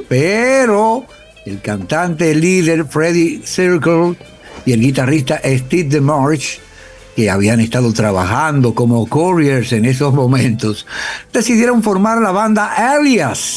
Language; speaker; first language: Spanish; native; Spanish